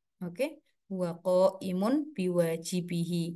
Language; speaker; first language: Arabic; non-native, fluent; Indonesian